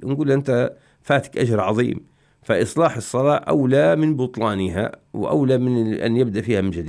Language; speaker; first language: Arabic; native; Arabic